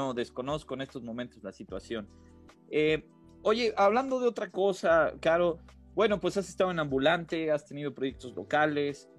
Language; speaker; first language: Spanish; native; Spanish